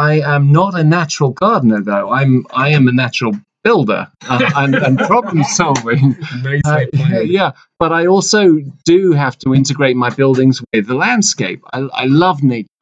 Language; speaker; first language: English; native; English